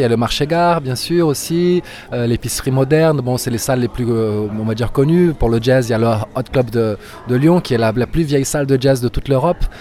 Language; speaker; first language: French; non-native, fluent; Portuguese